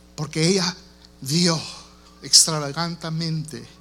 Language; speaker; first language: Spanish; early bilingual, heritage; Spanish